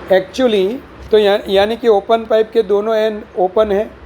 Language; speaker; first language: Hindi; non-native, local second language; Gujarati